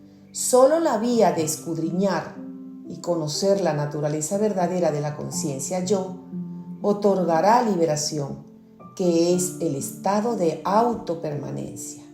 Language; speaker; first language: Spanish; native; Spanish